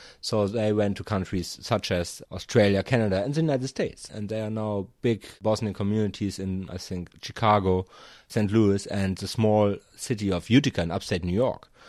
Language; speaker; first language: English; non-native, fluent; German